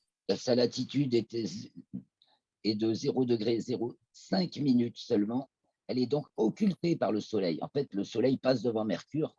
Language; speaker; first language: French; native; French